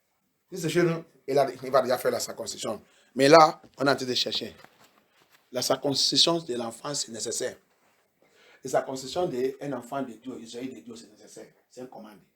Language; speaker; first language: French; non-native, learner; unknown